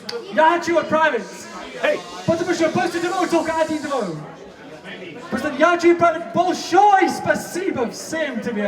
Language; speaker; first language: Russian; non-native, learner; English